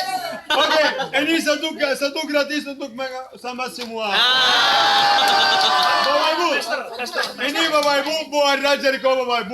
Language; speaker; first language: Indonesian; non-native, learner; Arabic